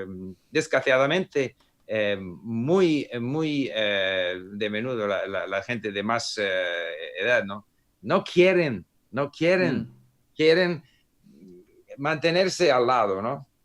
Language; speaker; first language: Spanish; non-native, fluent; English